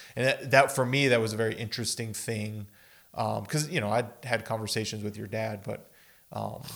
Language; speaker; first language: English; native; English